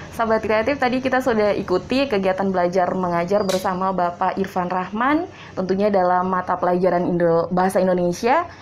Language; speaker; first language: Indonesian; native; Indonesian